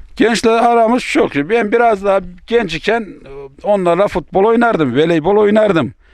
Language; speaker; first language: Turkish; native; Turkish